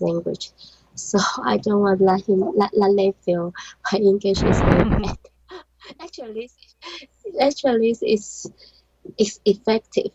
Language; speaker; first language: English; non-native, learner; Chinese